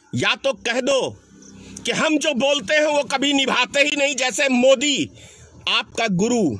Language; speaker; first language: Hindi; native; Hindi